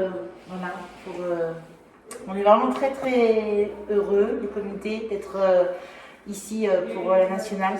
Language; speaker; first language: French; native; French